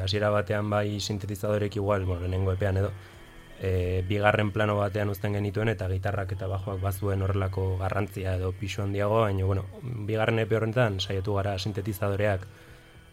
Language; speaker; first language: Basque; non-native, local second language; Spanish